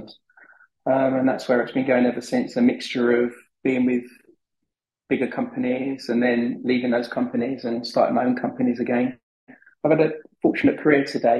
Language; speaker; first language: English; native; English